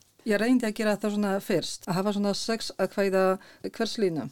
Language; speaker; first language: Icelandic; non-native, fluent; Polish